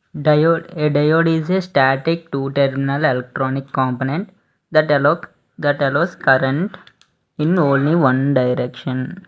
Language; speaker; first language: English; non-native, local second language; Telugu